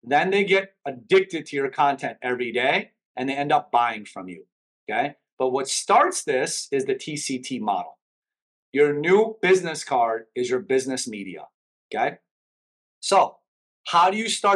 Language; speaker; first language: English; early bilingual, other home language; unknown